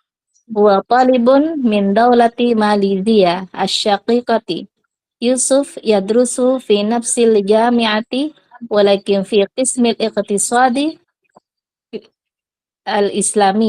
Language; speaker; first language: Arabic; non-native, learner; Indonesian